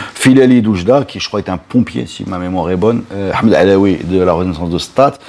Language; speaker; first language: French; non-native, local second language; Arabic